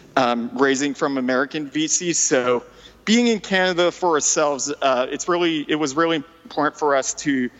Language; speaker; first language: English; non-native, fluent; French